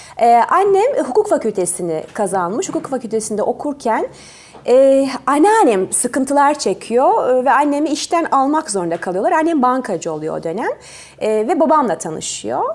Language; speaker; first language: Turkish; early bilingual, other home language; French